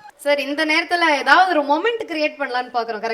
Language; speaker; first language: Tamil; native; Tamil